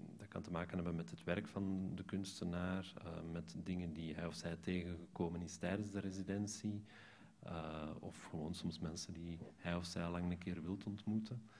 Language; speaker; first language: Dutch; native; Dutch